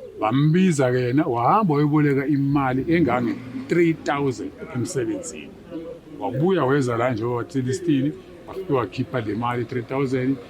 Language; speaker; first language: Zulu; native; Zulu